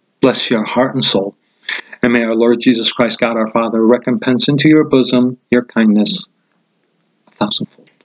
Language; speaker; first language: English; native; English